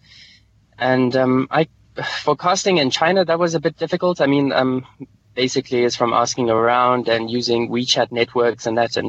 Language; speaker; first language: English; native; English